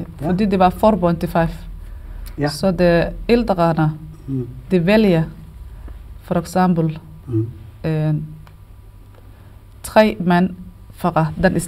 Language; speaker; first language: Danish; non-native, learner; Somali